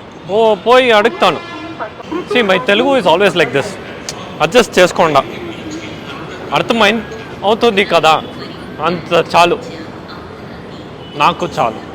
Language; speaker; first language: Telugu; non-native, learner; Kannada